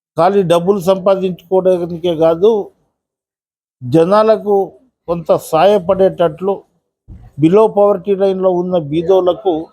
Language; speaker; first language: Telugu; non-native, local second language; Lambadi